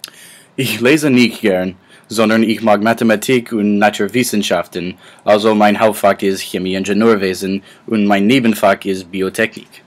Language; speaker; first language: German; non-native, learner; English